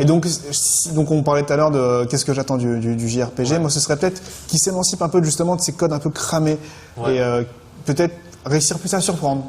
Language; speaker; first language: French; native; French